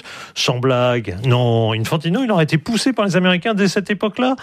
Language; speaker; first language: French; native; French